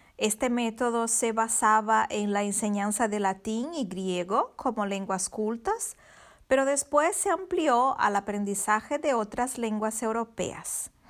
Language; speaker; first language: Spanish; non-native, fluent; Portuguese